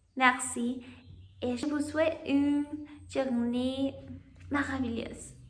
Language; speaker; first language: French; non-native, learner; Spanish